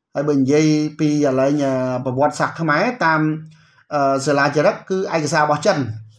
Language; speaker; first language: Khmer; native; Khmer